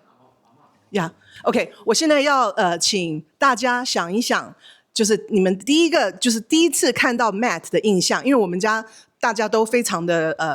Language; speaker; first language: Chinese; early bilingual, heritage; Chinese